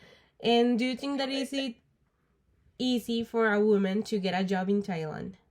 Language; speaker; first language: English; non-native, learner; Spanish